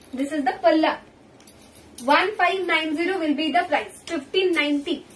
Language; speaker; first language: Hindi; non-native, local second language; Bangla